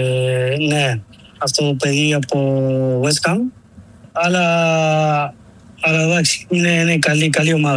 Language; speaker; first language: Greek; non-native, learner; Spanish